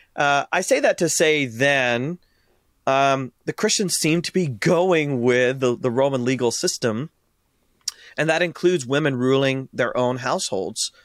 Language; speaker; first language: English; native; English